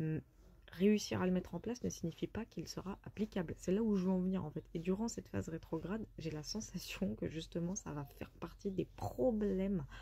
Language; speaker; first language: French; native; French